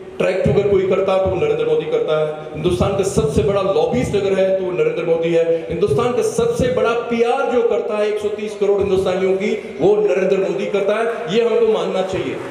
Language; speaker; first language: Urdu; non-native, local second language; Kashmiri